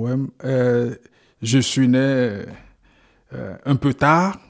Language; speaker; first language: French; non-native, local second language; Ewe